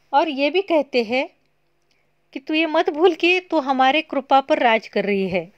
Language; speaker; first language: Hindi; non-native, local second language; Marathi